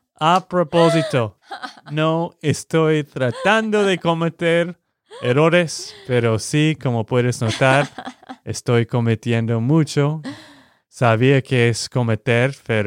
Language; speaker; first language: Spanish; non-native, fluent; English